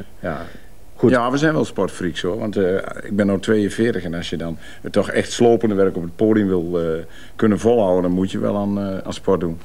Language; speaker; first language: Dutch; native; Dutch